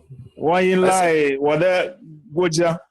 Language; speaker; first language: Chinese; non-native, learner; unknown